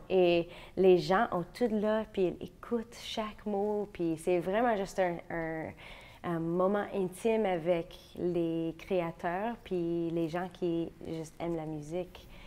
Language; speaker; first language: French; non-native, fluent; English